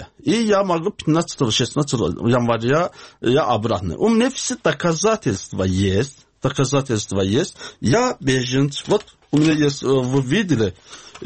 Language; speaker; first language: Russian; non-native, learner; Azerbaijani